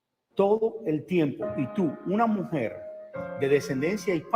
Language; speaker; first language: Spanish; native; Spanish